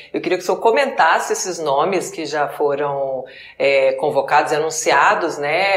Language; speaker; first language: Portuguese; native; Portuguese